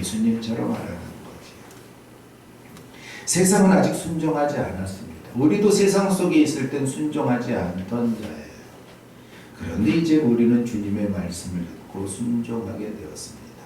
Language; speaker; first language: Korean; native; Korean